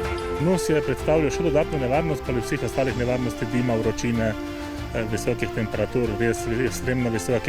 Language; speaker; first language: Slovenian; native; Slovenian